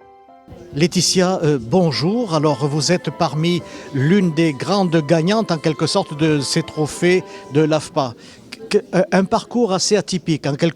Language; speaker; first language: French; native; French